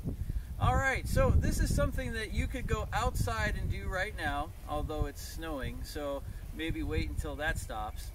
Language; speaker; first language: English; native; English